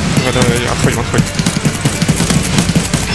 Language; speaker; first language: Russian; native; Russian